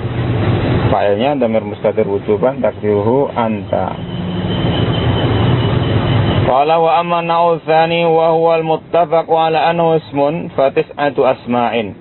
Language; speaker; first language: Arabic; non-native, fluent; Indonesian